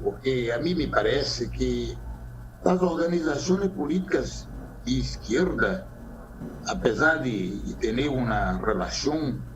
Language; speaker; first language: Spanish; non-native, fluent; Portuguese